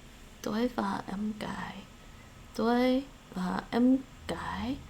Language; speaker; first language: Vietnamese; non-native, learner; English